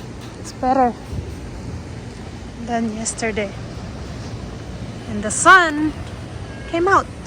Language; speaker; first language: English; non-native, local second language; Filipino